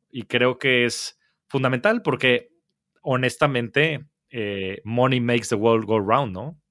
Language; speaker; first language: Spanish; native; Spanish